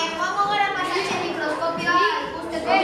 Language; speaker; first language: Basque; non-native, local second language; Spanish